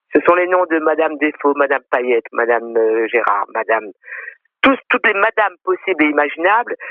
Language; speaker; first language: French; non-native, local second language; Réunion Creole French